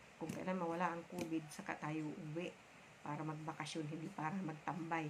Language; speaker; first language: Filipino; non-native, local second language; Bikol